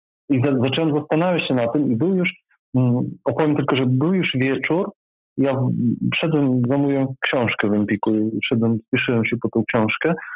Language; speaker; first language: Polish; non-native, fluent; Ukrainian